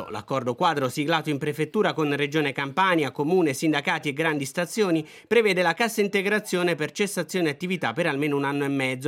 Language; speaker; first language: Italian; native; Italian